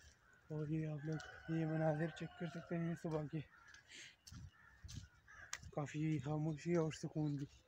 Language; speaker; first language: Hindi; non-native, local second language; Pashto